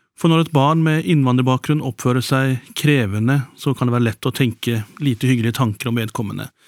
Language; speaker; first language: Norwegian; native; Norwegian